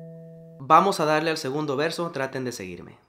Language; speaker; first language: Spanish; native; Spanish